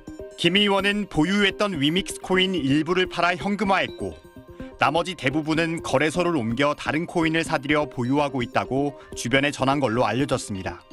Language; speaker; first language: Korean; native; Korean